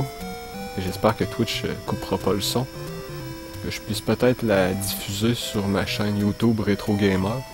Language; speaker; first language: French; native; French